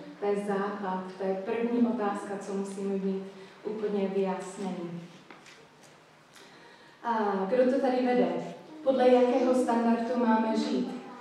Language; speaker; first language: Czech; non-native, fluent; English